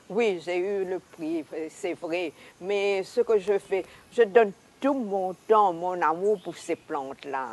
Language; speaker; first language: French; non-native, local second language; Hakka Chinese